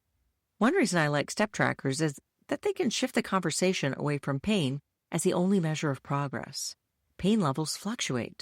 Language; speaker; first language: English; native; English